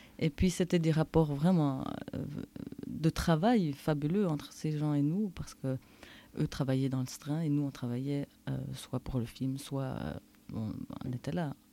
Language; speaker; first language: French; native; French